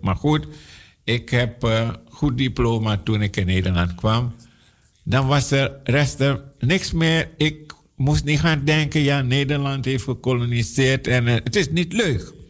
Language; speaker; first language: Dutch; non-native, local second language; Sranan Tongo